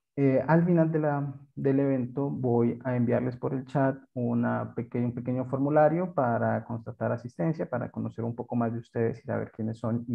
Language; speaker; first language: Spanish; native; Spanish